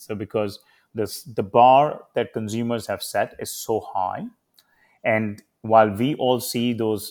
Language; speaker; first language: English; non-native, local second language; Hindi